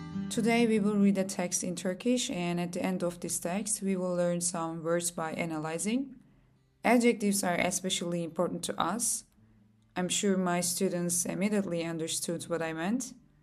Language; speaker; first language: English; non-native, fluent; Turkish